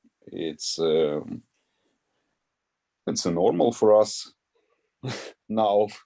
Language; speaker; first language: English; non-native, learner; Ukrainian